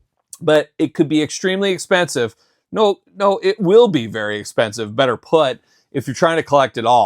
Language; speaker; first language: English; native; English